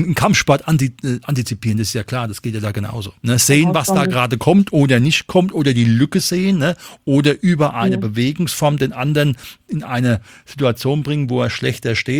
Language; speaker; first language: German; native; German